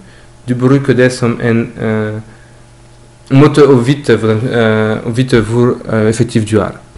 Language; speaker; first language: Norwegian; non-native, fluent; French